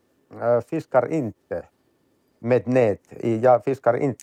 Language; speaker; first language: Swedish; non-native, learner; Finnish